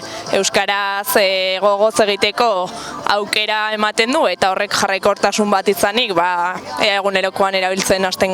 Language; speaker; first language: Basque; non-native, local second language; Spanish